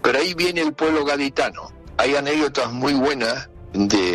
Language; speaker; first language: Spanish; native; Spanish